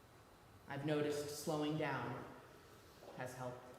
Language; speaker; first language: English; native; English